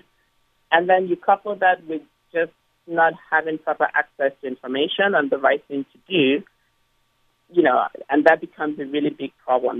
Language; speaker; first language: English; non-native, local second language; Igbo